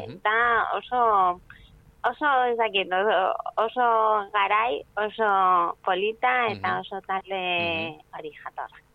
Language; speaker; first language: Basque; non-native, fluent; Spanish